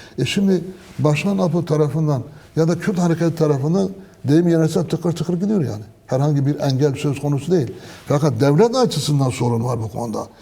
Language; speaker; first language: Turkish; non-native, local second language; Kurdish